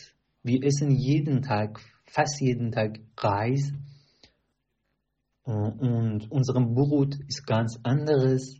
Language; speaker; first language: German; non-native, learner; Persian